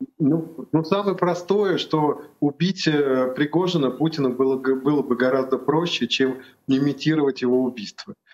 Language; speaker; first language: Russian; native; Russian